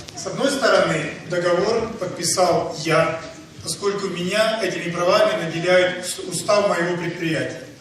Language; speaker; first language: Russian; native; Russian